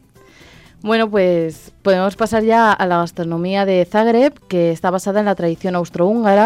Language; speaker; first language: Spanish; native; Spanish